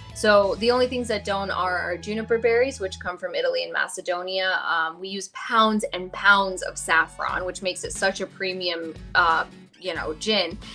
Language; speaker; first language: English; early bilingual, other home language; Gujarati